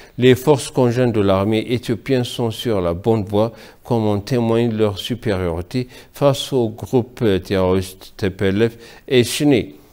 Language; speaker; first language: French; non-native, fluent; Amharic